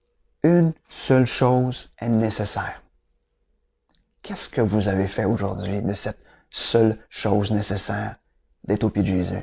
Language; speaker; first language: French; native; French